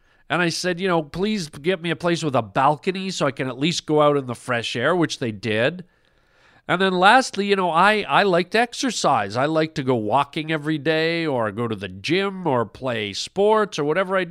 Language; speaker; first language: English; native; English